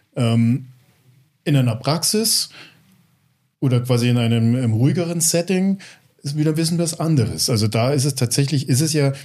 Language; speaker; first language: German; early bilingual, other home language; English